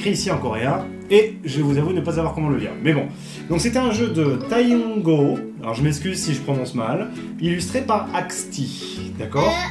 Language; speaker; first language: French; native; French